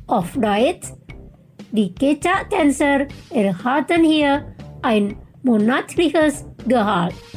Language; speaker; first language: German; non-native, fluent; Indonesian